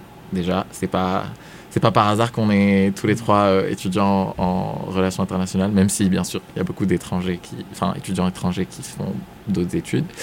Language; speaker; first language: French; non-native, local second language; Arabic